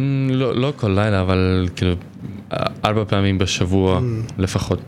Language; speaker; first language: Hebrew; non-native, fluent; Ukrainian